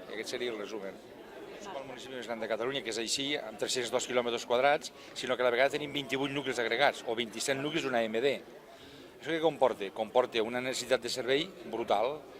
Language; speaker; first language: Catalan; native; Catalan